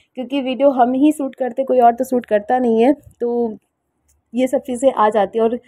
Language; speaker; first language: Hindi; native; Hindi